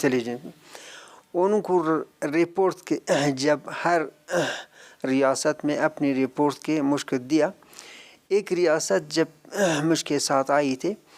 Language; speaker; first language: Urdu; non-native, learner; Persian